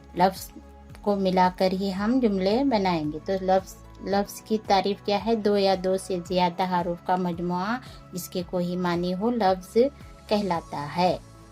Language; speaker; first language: Urdu; native; Urdu